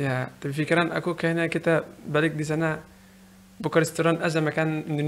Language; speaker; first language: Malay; non-native, learner; Arabic